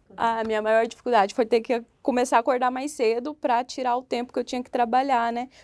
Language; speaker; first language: Portuguese; native; Portuguese